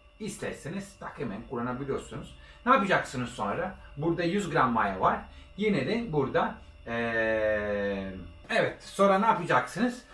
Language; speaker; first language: Turkish; non-native, learner; Italian